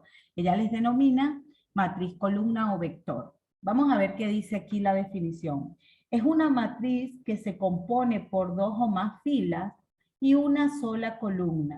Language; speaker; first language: Spanish; native; Spanish